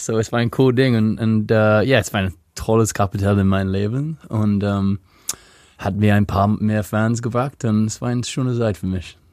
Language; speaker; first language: German; non-native, fluent; English